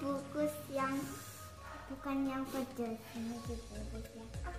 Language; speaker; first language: Indonesian; early bilingual, other home language; Korean